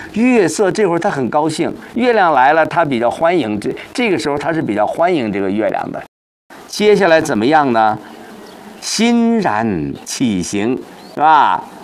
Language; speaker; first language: Chinese; native; Chinese